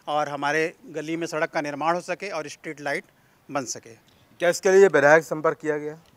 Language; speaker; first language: Hindi; native; Hindi